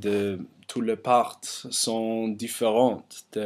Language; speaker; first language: French; non-native, learner; German